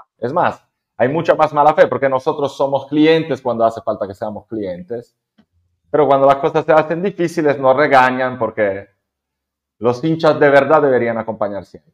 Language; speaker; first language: Spanish; non-native, fluent; Italian